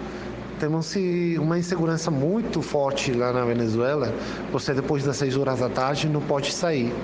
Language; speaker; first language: Portuguese; non-native, fluent; Spanish